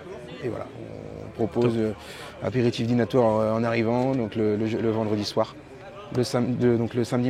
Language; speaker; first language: French; native; French